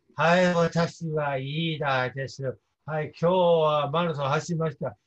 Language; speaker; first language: Japanese; non-native, fluent; English